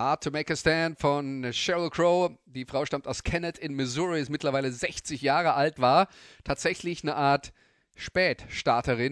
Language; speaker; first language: German; native; German